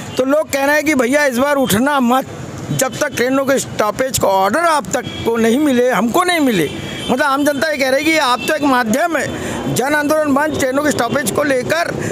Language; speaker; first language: Hindi; native; Hindi